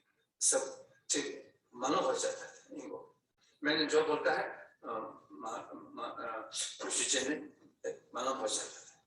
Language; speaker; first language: Hindi; non-native, learner; Tibetan